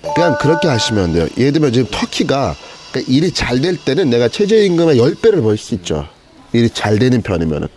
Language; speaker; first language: Korean; non-native, fluent; Turkish